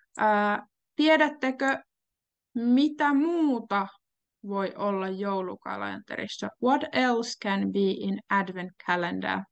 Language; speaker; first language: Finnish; native; Finnish